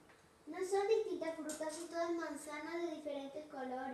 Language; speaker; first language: Spanish; native; Spanish